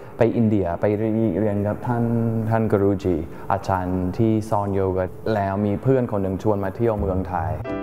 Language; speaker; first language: Thai; non-native, fluent; English